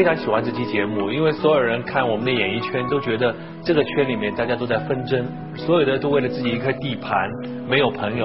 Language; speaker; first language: Chinese; native; Chinese